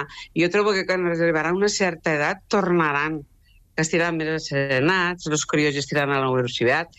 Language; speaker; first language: Catalan; native; Catalan